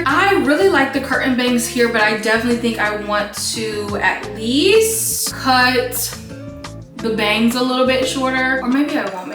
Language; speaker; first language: English; native; English